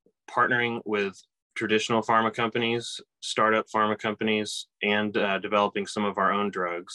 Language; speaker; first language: English; native; English